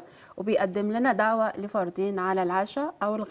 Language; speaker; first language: Arabic; native; Arabic